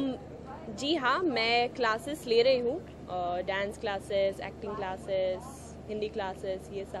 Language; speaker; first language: Hindi; non-native, learner; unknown